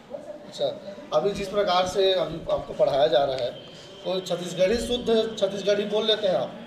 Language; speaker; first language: Hindi; non-native, local second language; Chhattisgarhi